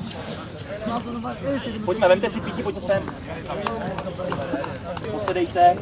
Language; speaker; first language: Czech; native; Czech